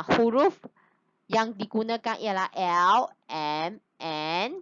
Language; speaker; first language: Malay; non-native, local second language; Chinese